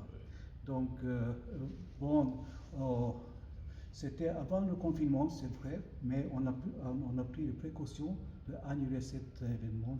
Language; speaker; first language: French; non-native, learner; Japanese